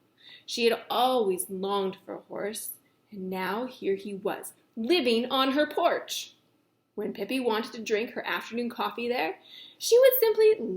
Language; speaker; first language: English; native; English